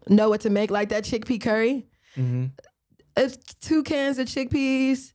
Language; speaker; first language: English; native; English